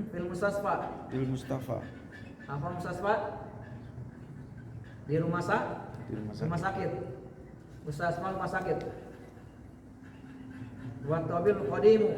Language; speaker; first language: Arabic; non-native, fluent; Indonesian